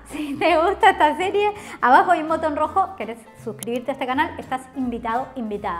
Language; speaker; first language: Spanish; native; Spanish